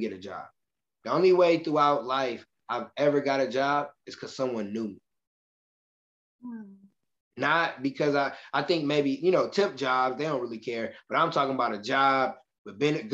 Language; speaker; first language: English; native; English